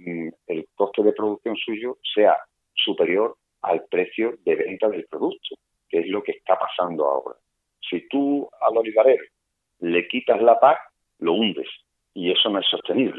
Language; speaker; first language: Spanish; native; Spanish